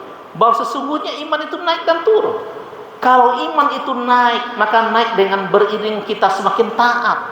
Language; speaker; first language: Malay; non-native, local second language; Minangkabau